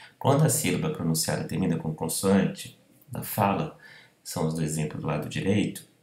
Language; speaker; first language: Portuguese; native; Portuguese